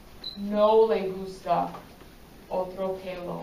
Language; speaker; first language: Spanish; non-native, fluent; English